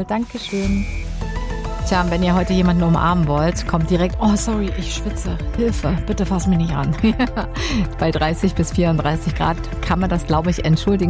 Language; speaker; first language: German; native; German